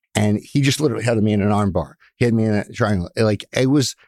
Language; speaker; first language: English; early bilingual, other home language; Russian